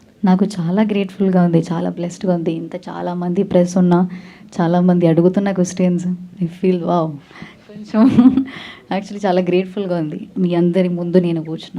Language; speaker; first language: Telugu; non-native, learner; Malayalam